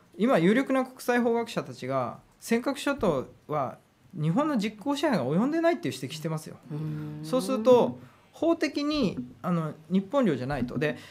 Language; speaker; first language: Japanese; native; Japanese